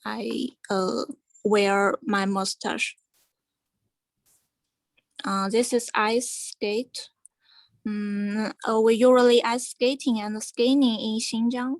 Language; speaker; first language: English; non-native, fluent; Chinese